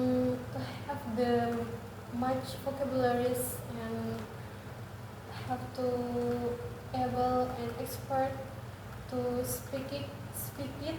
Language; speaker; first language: English; non-native, learner; Indonesian